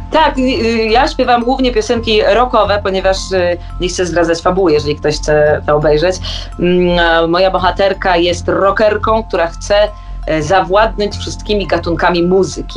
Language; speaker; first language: Polish; native; Polish